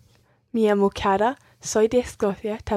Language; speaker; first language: Spanish; non-native, learner; English